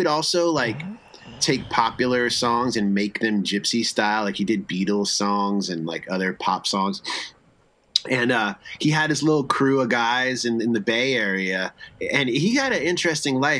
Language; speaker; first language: English; native; English